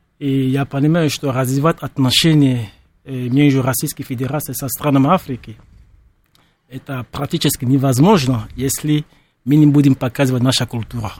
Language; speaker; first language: Russian; non-native, fluent; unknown